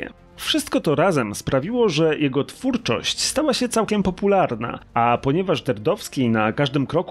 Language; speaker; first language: Polish; native; Polish